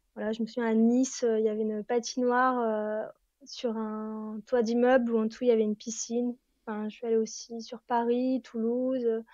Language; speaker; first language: French; native; French